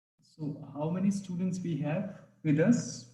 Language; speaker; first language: English; non-native, local second language; Hindi